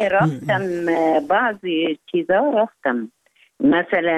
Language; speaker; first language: Persian; non-native, fluent; Arabic